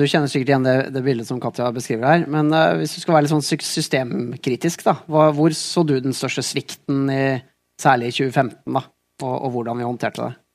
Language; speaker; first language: Norwegian; native; Norwegian